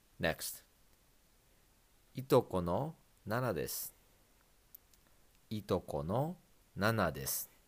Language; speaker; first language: Japanese; non-native, fluent; English